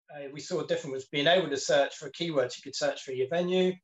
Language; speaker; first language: English; native; English